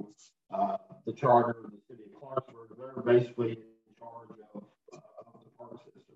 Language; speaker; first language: English; native; English